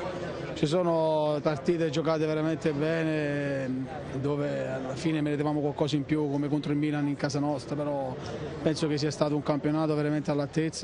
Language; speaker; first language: Italian; native; Italian